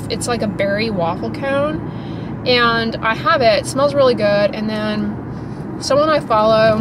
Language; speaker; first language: English; native; English